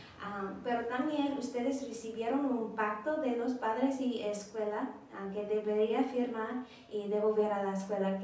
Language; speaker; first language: Spanish; non-native, learner; English